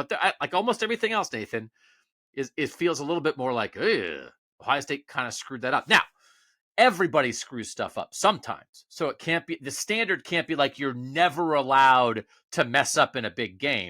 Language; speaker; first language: English; native; English